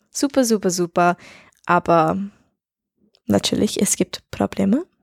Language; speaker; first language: German; non-native, learner; English